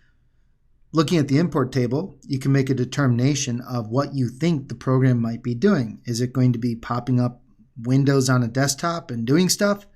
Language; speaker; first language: English; native; English